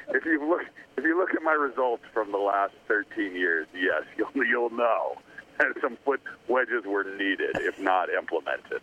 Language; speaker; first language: English; native; English